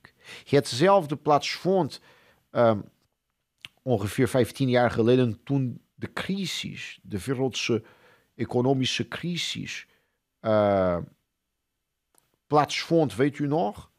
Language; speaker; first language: Dutch; non-native, fluent; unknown